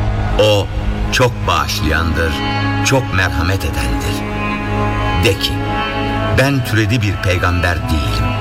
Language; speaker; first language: Turkish; native; Turkish